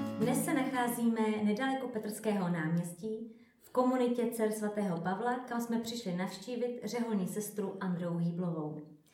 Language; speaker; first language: Czech; native; Czech